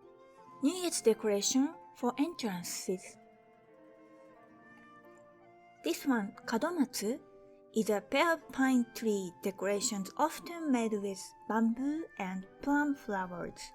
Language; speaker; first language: English; non-native, fluent; Japanese